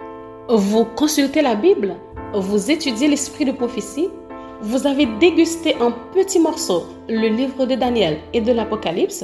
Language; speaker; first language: French; non-native, local second language; Haitian Creole